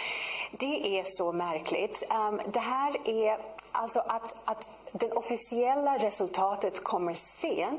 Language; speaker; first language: Swedish; non-native, fluent; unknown